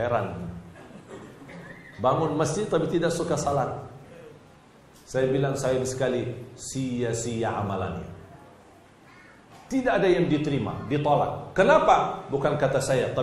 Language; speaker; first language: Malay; non-native, fluent; Arabic